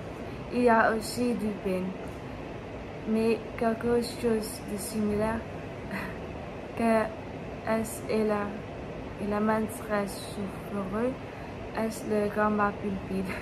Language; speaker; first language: French; non-native, learner; Dutch